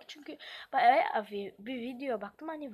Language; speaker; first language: Turkish; early bilingual, heritage; Turkish